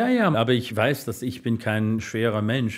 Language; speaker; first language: German; non-native, fluent; English